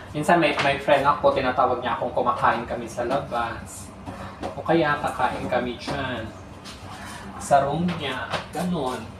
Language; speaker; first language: Filipino; non-native, local second language; Iloko